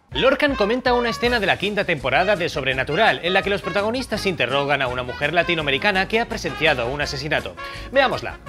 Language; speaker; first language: Spanish; native; Spanish